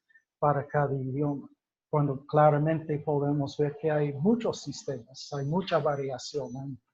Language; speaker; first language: Spanish; non-native, fluent; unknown